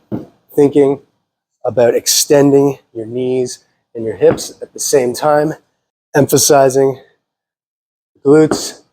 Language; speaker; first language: English; native; English